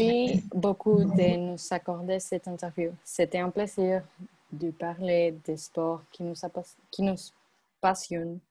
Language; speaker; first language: French; non-native, learner; Spanish